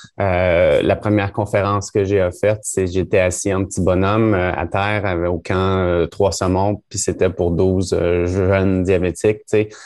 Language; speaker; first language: French; native; French